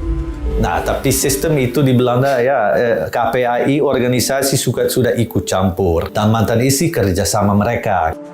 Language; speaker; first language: Indonesian; non-native, fluent; Dutch